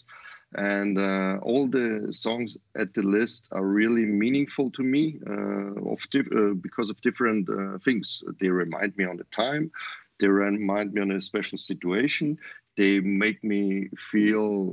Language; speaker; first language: English; non-native, fluent; German